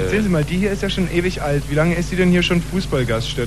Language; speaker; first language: German; native; German